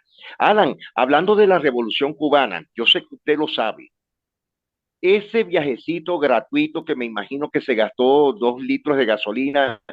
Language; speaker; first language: Spanish; native; Spanish